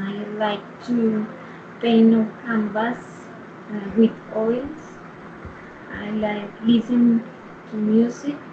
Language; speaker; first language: English; non-native, learner; Spanish